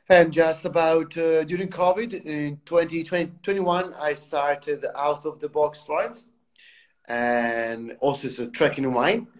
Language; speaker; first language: English; non-native, fluent; Italian